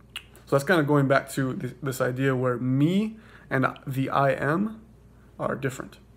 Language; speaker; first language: English; native; English